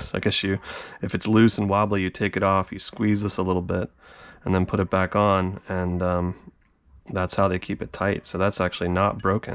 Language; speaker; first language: English; native; English